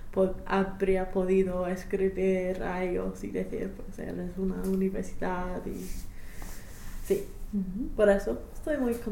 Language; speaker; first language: Spanish; non-native, fluent; English